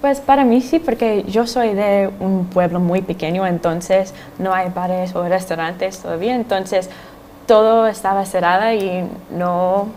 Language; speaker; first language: Spanish; non-native, fluent; English